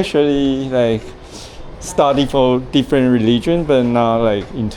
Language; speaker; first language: English; non-native, learner; Chinese